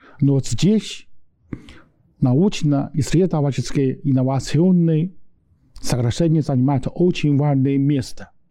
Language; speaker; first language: Russian; non-native, learner; Chinese